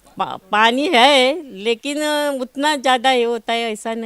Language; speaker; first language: Hindi; non-native, local second language; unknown